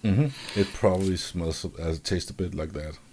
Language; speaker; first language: English; non-native, fluent; Danish